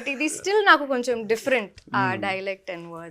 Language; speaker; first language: Telugu; non-native, local second language; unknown